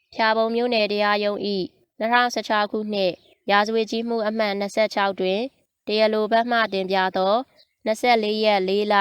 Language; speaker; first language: Burmese; native; Burmese